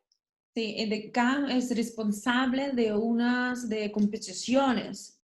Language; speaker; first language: Spanish; non-native, learner; Russian